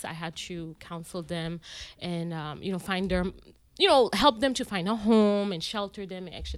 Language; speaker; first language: English; native; English